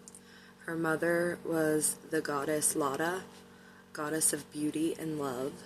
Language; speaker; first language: English; native; English